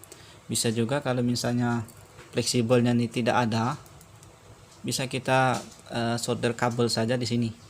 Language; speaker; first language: Indonesian; native; Indonesian